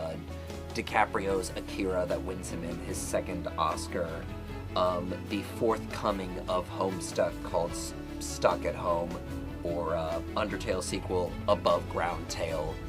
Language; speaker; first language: English; native; English